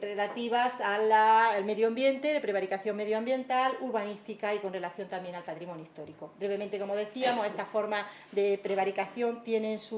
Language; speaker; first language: Spanish; native; Spanish